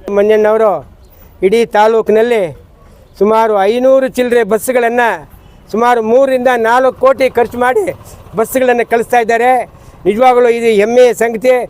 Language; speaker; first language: Kannada; native; Kannada